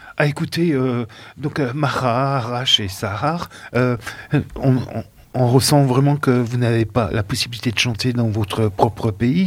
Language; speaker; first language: French; native; French